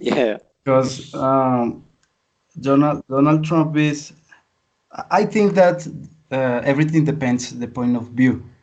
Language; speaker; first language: English; non-native, learner; Spanish